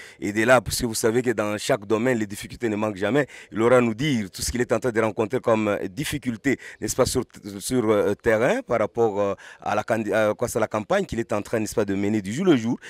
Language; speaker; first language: French; non-native, local second language; Lingala